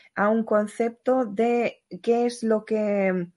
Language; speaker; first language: Spanish; non-native, fluent; Hungarian